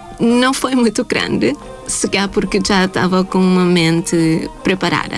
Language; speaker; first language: Portuguese; non-native, fluent; Thai